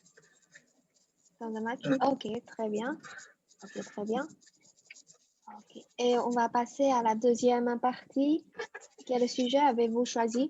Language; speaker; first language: French; non-native, fluent; Chinese